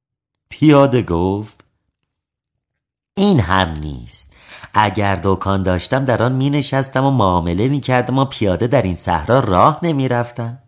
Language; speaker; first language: Persian; native; Persian